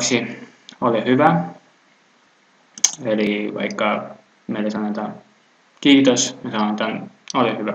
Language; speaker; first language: Finnish; non-native, fluent; Russian